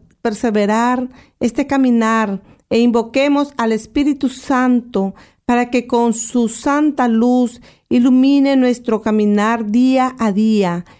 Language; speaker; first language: Spanish; native; Spanish